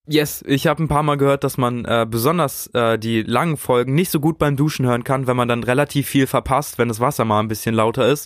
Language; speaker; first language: German; native; German